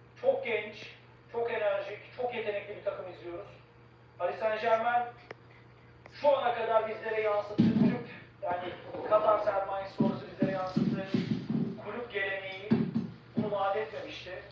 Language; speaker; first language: Turkish; native; Turkish